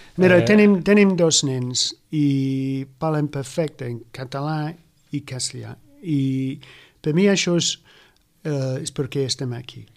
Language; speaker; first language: Catalan; non-native, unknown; English